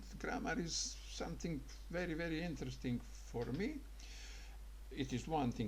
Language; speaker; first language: English; non-native, learner; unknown